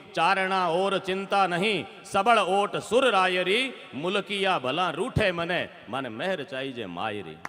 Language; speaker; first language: Hindi; non-native, local second language; Rajasthani